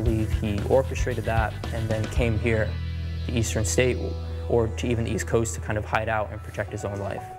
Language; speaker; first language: English; native; English